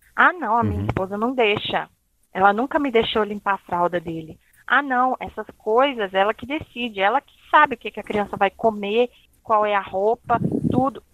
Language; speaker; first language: Portuguese; native; Portuguese